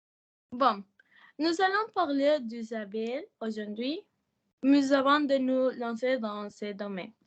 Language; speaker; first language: French; non-native, learner; Spanish